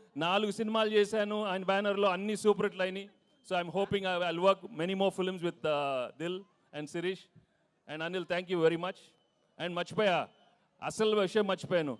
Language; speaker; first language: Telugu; native; Telugu